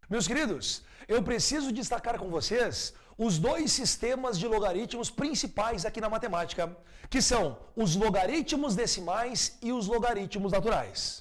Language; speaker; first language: Portuguese; native; Portuguese